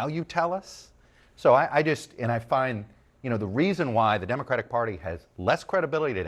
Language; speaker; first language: English; native; English